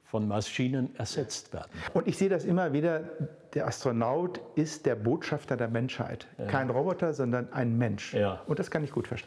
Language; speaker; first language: German; native; German